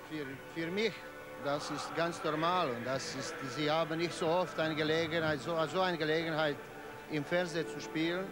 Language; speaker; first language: German; non-native, fluent; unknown